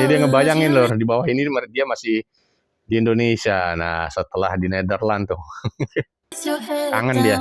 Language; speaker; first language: Indonesian; native; Indonesian